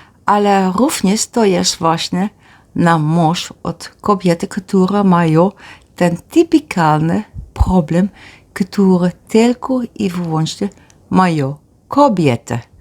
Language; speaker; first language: Polish; early bilingual, heritage; Polish